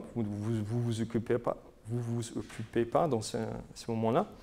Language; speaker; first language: French; non-native, fluent; German